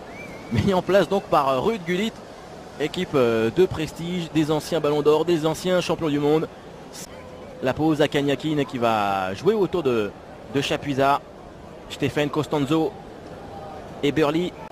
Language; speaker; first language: French; native; French